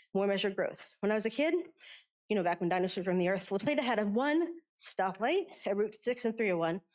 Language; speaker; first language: English; native; English